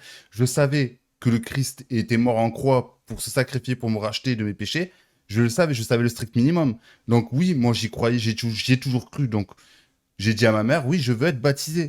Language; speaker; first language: French; native; French